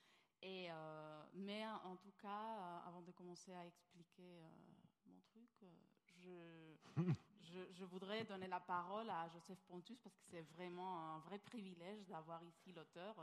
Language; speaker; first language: French; non-native, fluent; Spanish